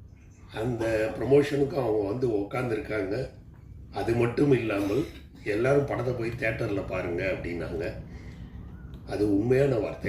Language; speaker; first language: Tamil; native; Tamil